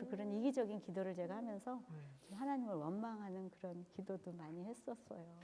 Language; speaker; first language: Korean; native; Korean